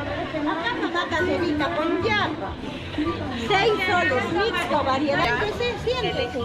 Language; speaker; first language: Spanish; native; Spanish